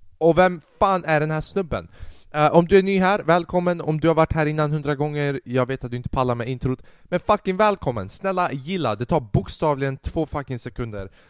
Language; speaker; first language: Swedish; early bilingual, other home language; Albanian